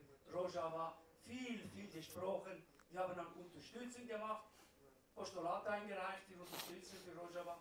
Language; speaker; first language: German; non-native, learner; Kurdish